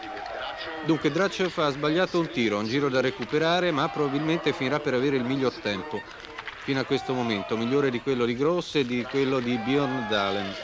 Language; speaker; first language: Italian; native; Italian